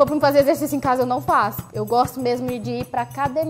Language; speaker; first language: Portuguese; native; Portuguese